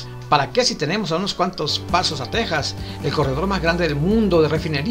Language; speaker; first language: Spanish; native; Spanish